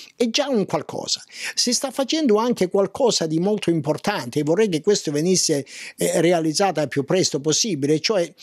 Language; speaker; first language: Italian; native; Italian